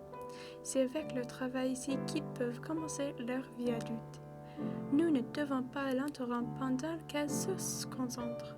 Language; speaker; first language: French; non-native, learner; English